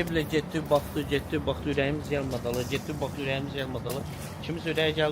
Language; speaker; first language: Azerbaijani; native; Azerbaijani